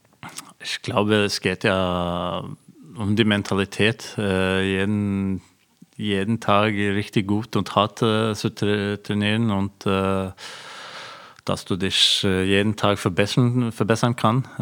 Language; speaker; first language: German; non-native, fluent; Norwegian